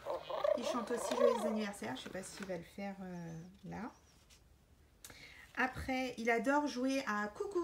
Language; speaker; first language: French; native; French